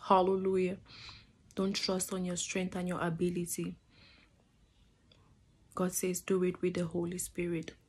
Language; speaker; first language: English; non-native, fluent; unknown